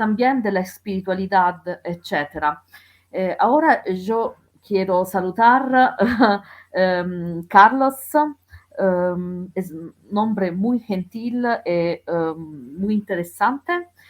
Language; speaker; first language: Spanish; non-native, learner; Italian